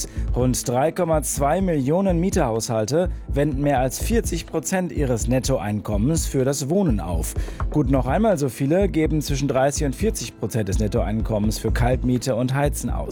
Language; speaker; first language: German; native; German